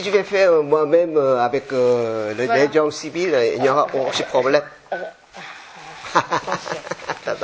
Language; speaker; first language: French; non-native, learner; Korean